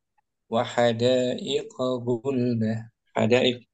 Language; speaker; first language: Indonesian; native; Indonesian